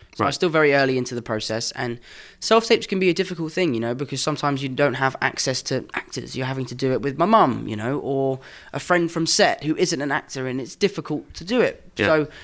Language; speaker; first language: English; native; English